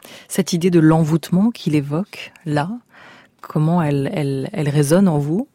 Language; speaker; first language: French; native; French